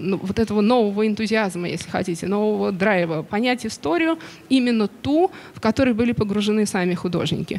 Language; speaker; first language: Russian; native; Russian